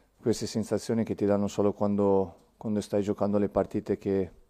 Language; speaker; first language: Italian; non-native, fluent; Portuguese